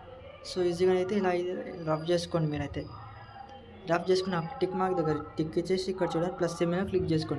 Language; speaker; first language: Telugu; native; Telugu